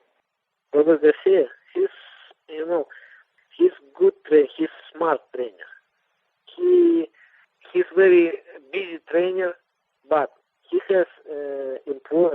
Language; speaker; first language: English; non-native, learner; Russian